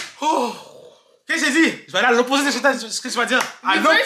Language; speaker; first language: French; native; French